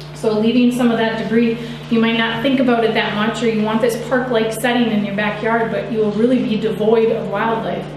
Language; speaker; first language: English; native; English